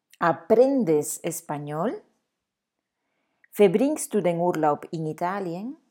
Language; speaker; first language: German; non-native, fluent; Spanish